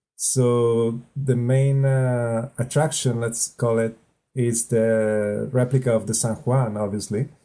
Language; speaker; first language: English; non-native, fluent; Italian